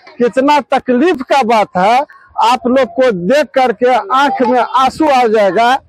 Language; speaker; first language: Hindi; native; Hindi